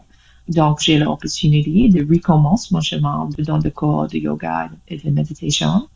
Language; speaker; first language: French; non-native, learner; English